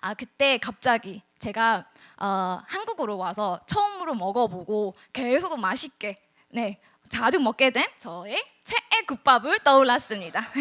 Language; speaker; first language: Korean; non-native, fluent; Burmese